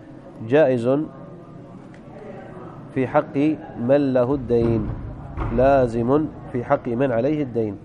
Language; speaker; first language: Arabic; native; Arabic